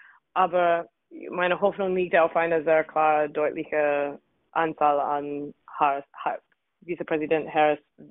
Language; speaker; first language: German; non-native, fluent; English